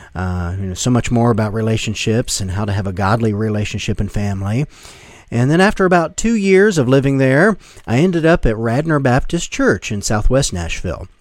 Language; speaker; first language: English; native; English